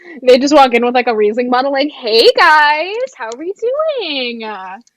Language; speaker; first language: English; native; English